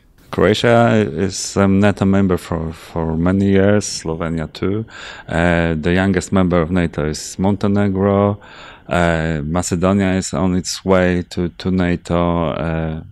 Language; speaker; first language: English; non-native, fluent; Polish